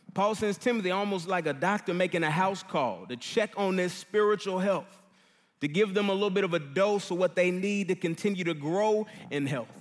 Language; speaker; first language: English; native; English